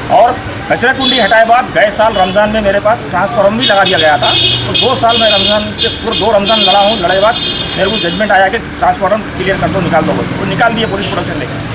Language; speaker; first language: Urdu; native; Urdu